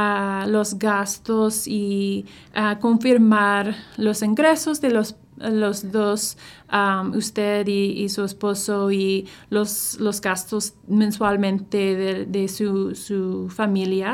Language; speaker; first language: Spanish; non-native, fluent; English